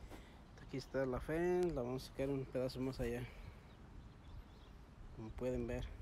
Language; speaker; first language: Spanish; native; Spanish